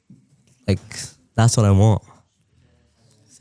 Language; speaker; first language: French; non-native, local second language; English